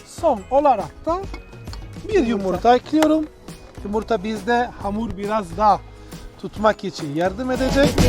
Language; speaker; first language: Turkish; non-native, learner; Italian